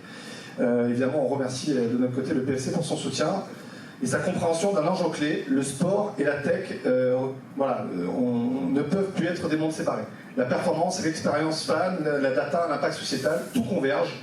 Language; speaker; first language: French; native; French